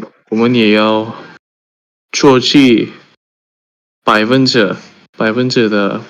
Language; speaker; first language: Chinese; non-native, learner; Indonesian